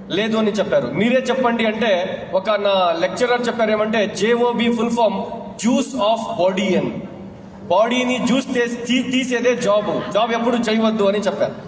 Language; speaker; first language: Telugu; non-native, local second language; Urdu